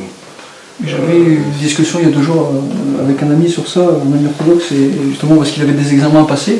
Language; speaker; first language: French; native; French